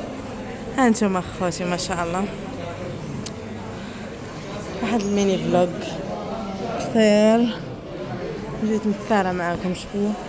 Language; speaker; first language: Arabic; native; Arabic